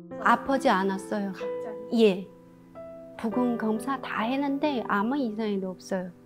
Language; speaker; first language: Korean; non-native, learner; Chinese